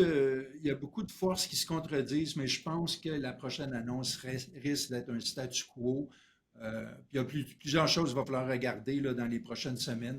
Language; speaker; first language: French; native; French